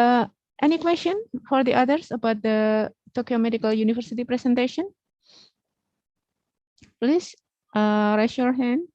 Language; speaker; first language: English; non-native, learner; Indonesian